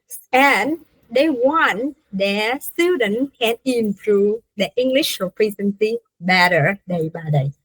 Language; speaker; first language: English; non-native, fluent; Vietnamese